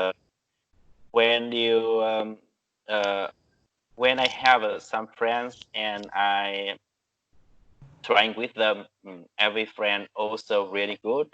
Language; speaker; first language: English; non-native, learner; Vietnamese